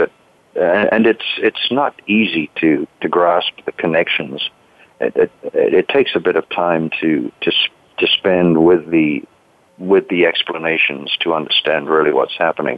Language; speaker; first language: English; native; English